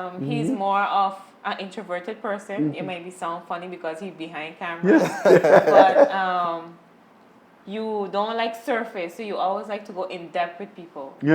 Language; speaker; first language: English; non-native, fluent; Dutch